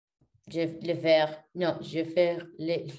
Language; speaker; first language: French; non-native, learner; Spanish